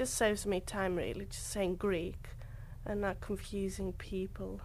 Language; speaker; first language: English; non-native, fluent; Greek